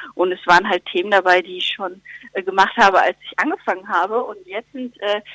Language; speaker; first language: German; native; German